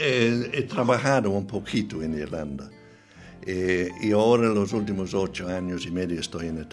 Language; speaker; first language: Spanish; non-native, fluent; English